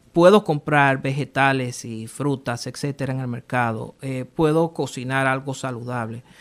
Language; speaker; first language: Spanish; early bilingual, heritage; Spanish